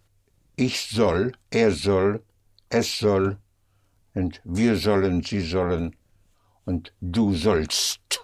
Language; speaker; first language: German; non-native, fluent; English